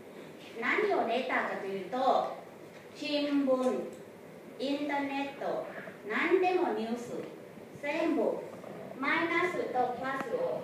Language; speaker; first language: Japanese; non-native, fluent; Thai